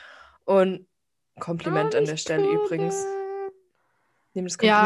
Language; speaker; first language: German; native; German